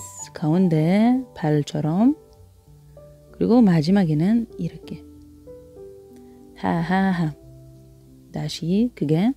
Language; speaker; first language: Korean; non-native, learner; Arabic